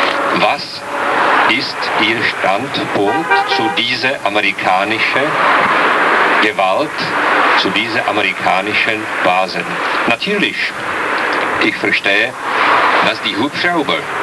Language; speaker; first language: German; non-native, learner; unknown